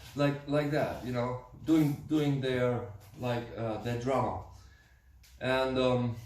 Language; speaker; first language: English; non-native, fluent; German